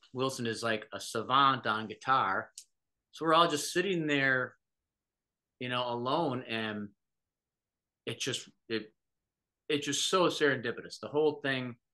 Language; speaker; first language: English; native; English